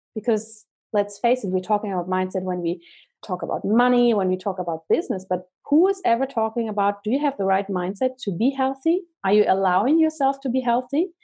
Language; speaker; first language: English; non-native, fluent; German